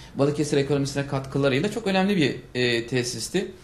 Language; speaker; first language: Turkish; native; Turkish